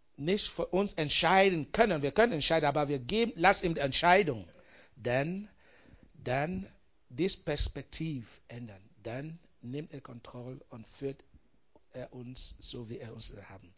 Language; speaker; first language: German; non-native, learner; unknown